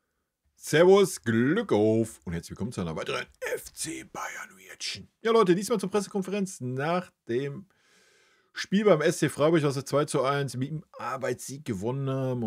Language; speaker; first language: German; native; German